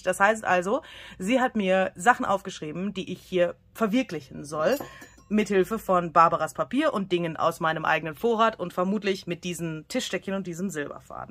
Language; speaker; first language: German; native; German